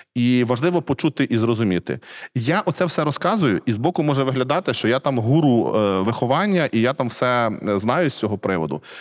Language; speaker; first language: Ukrainian; native; Ukrainian